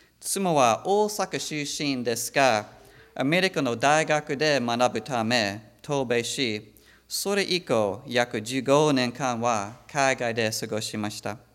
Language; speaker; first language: Japanese; non-native, fluent; English